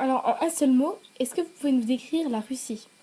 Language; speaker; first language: French; native; French